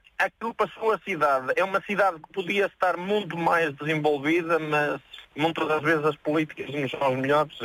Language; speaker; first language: Portuguese; native; Portuguese